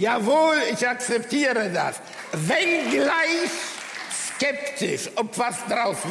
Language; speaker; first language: German; early bilingual, other home language; Polish